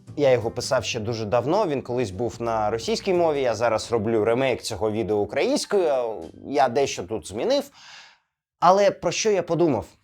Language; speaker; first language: Ukrainian; non-native, local second language; Russian